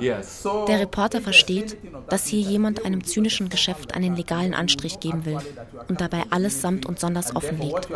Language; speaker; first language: German; native; German